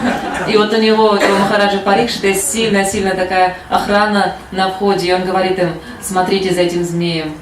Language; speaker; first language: Russian; native; Russian